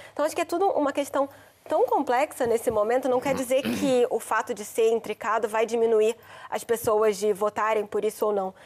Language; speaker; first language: Portuguese; native; Portuguese